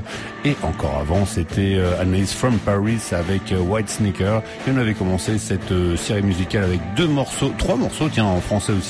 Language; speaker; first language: French; native; French